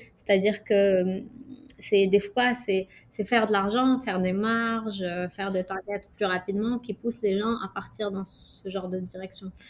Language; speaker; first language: French; non-native, local second language; Arabic